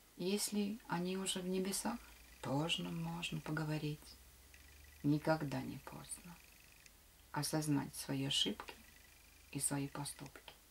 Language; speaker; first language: Russian; non-native, local second language; Latvian